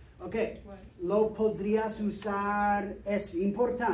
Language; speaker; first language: Spanish; non-native, fluent; English